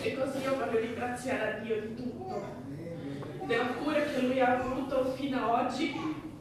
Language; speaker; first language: Italian; non-native, fluent; Portuguese